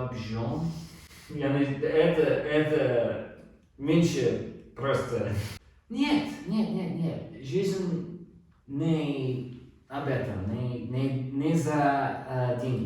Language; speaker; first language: Russian; non-native, learner; English